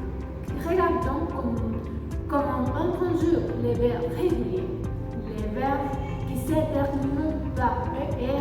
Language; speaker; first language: French; non-native, learner; Spanish